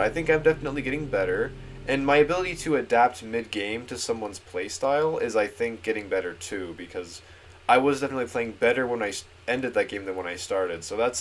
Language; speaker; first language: English; native; English